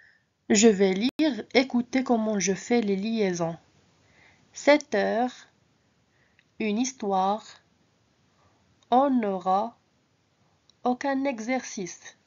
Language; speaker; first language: French; non-native, local second language; Arabic